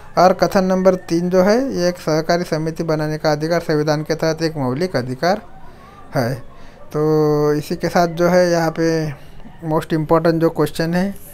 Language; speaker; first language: Hindi; non-native, local second language; Marathi